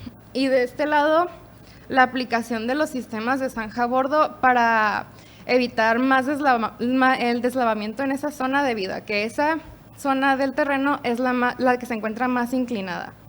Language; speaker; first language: Spanish; native; Spanish